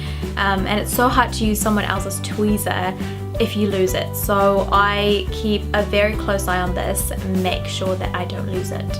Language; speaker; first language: English; non-native, local second language; Sinhala